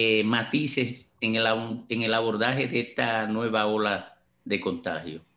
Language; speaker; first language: Spanish; native; Spanish